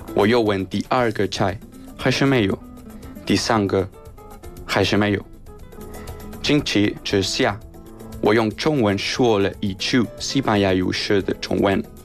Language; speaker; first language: Chinese; non-native, learner; Spanish